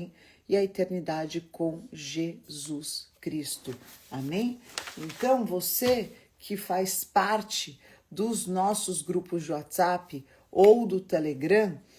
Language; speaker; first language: Portuguese; native; Portuguese